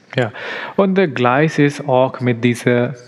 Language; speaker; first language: German; non-native, learner; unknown